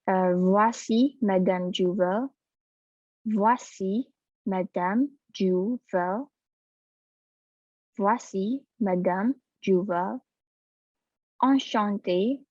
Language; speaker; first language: French; non-native, fluent; Burmese